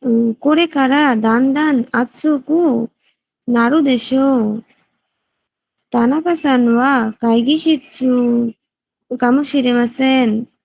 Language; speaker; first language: Japanese; non-native, learner; Bangla